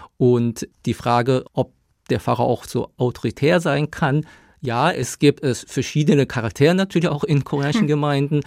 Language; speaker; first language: German; early bilingual, other home language; Korean